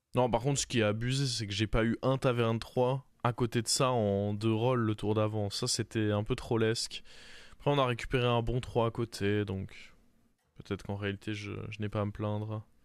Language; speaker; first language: French; native; French